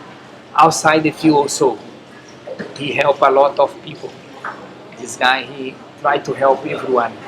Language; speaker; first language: English; non-native, learner; Portuguese